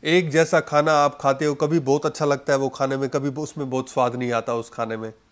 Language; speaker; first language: Hindi; native; Hindi